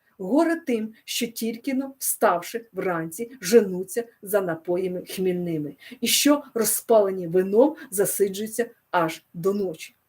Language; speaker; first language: Ukrainian; non-native, local second language; Russian